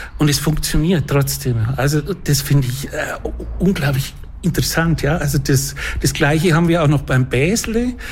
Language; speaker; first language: German; native; German